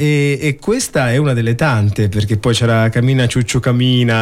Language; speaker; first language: Italian; native; Italian